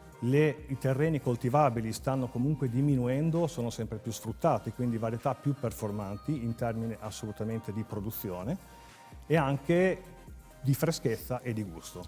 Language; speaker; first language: Italian; native; Italian